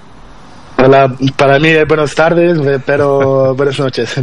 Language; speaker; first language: Spanish; non-native, learner; Portuguese